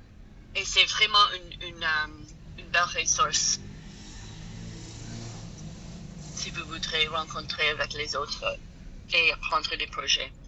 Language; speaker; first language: French; non-native, learner; English